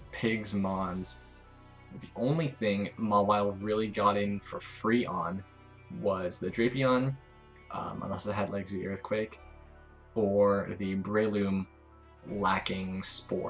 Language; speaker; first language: English; native; English